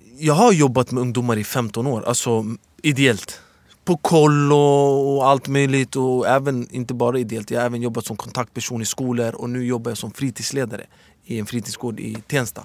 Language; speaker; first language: Swedish; early bilingual, other home language; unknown